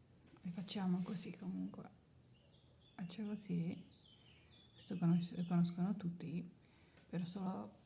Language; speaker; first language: Italian; non-native, learner; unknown